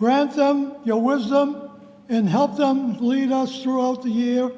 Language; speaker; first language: English; native; English